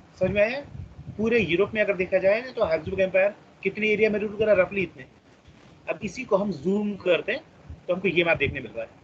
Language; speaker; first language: Hindi; non-native, local second language; Marathi